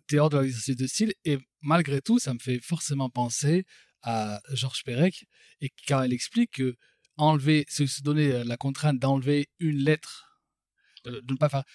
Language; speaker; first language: French; native; French